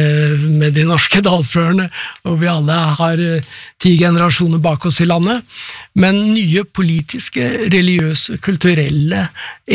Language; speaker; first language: Norwegian; native; Norwegian